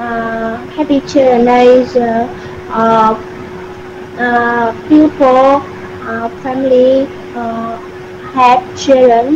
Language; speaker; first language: English; non-native, learner; Vietnamese